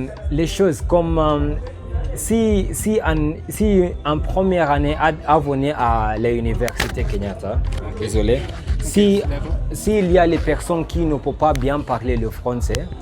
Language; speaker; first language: French; non-native, learner; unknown